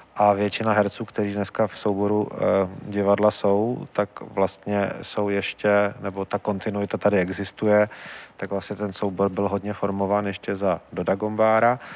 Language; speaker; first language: Czech; native; Czech